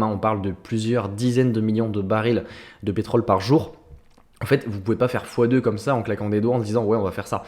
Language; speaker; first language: French; native; French